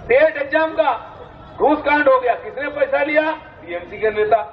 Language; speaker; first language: Hindi; non-native, local second language; Bangla